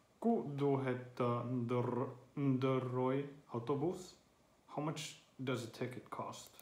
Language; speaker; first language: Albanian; non-native, learner; Finnish